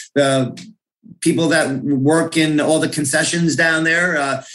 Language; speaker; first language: English; native; English